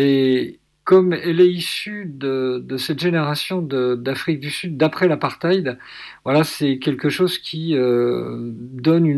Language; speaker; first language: French; native; French